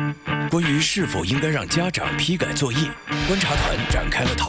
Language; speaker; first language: Chinese; native; Chinese